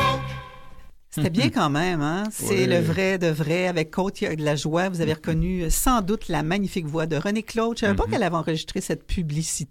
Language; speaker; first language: French; native; French